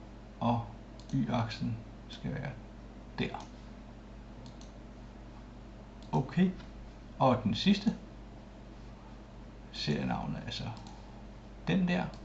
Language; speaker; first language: Danish; native; Danish